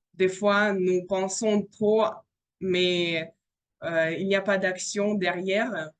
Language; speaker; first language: French; non-native, fluent; Russian